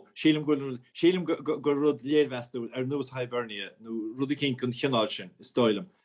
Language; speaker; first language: Irish; native; Irish